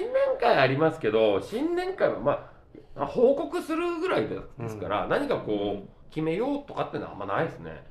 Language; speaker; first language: Japanese; native; Japanese